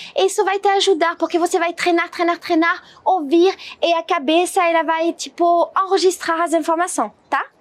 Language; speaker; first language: Portuguese; non-native, fluent; French